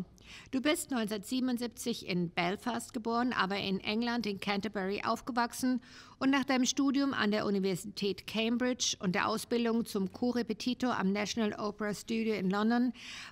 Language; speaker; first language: German; native; German